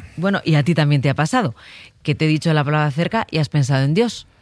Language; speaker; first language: Spanish; native; Spanish